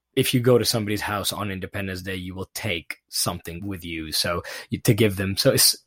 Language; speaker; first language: English; non-native, local second language; Urdu